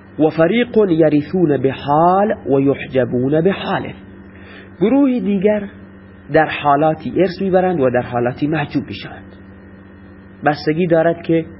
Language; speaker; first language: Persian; non-native, local second language; Baluchi